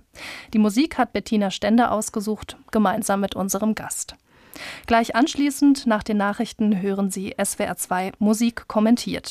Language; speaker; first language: German; native; German